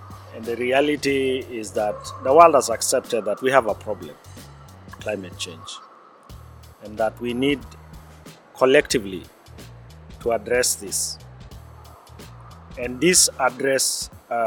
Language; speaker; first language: English; non-native, local second language; Masai